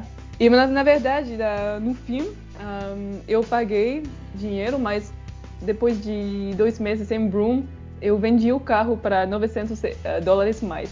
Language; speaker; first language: Portuguese; non-native, fluent; French